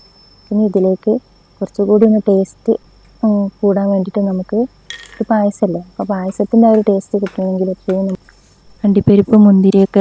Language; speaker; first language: Malayalam; native; Malayalam